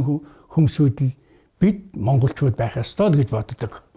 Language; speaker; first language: Mongolian; native; Mongolian